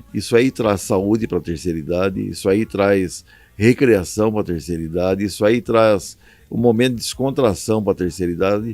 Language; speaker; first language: Portuguese; native; Portuguese